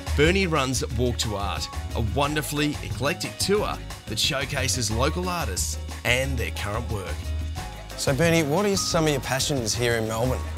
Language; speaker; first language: English; native; English